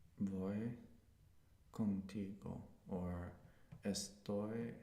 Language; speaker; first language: Spanish; non-native, learner; English